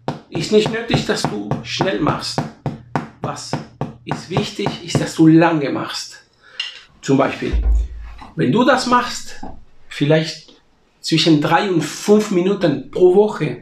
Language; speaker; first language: German; non-native, fluent; Spanish